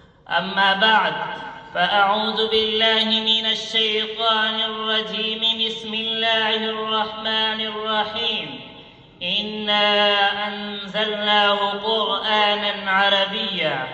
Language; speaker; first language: Arabic; non-native, learner; Urdu